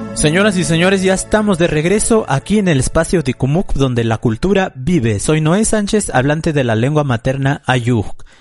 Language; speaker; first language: Spanish; non-native, local second language; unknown